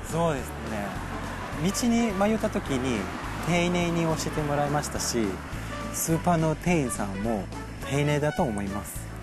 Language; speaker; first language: Japanese; non-native, fluent; Cebuano